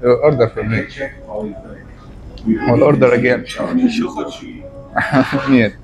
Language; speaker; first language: English; non-native, fluent; Arabic